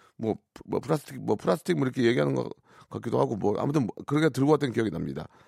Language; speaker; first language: Korean; native; Korean